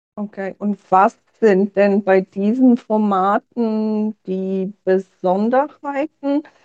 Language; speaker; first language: German; non-native, fluent; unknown